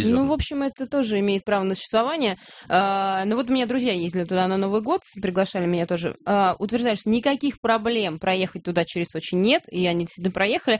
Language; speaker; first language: Russian; native; Russian